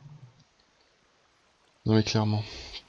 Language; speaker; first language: French; native; French